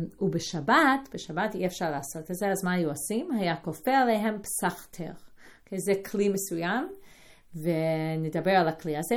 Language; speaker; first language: Hebrew; non-native, fluent; English